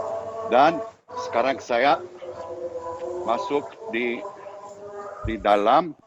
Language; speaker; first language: Indonesian; non-native, learner; Hebrew